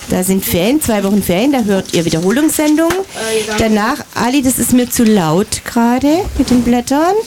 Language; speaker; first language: German; native; German